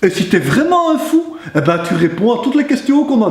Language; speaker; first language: French; native; French